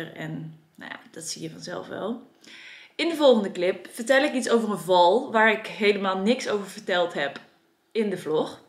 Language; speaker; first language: Dutch; native; Dutch